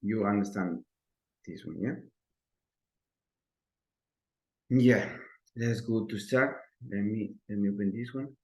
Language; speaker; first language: English; non-native, learner; Spanish